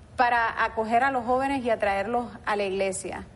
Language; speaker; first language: Spanish; early bilingual, heritage; Spanish